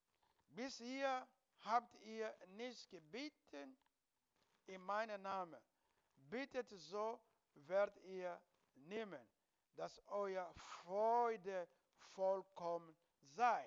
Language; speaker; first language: German; non-native, learner; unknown